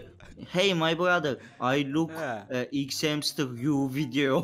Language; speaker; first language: English; non-native, learner; Turkish